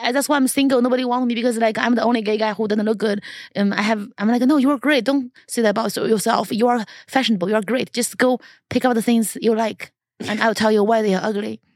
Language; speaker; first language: English; non-native, fluent; Chinese